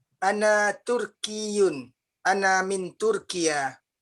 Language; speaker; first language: Arabic; non-native, learner; Indonesian